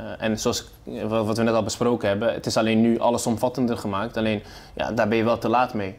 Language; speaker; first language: Dutch; early bilingual, other home language; Arabic